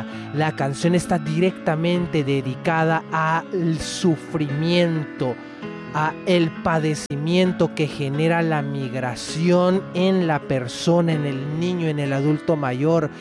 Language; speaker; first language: Spanish; native; Spanish